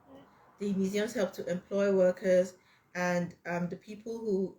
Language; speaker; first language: English; non-native, fluent; French